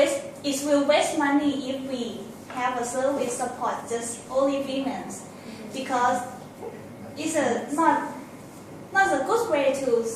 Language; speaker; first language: English; non-native, learner; Thai